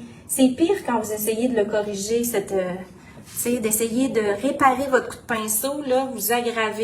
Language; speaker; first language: French; native; French